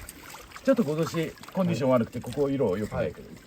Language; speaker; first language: Japanese; native; Japanese